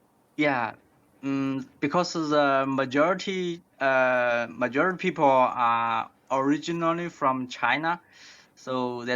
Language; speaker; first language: English; non-native, learner; Chinese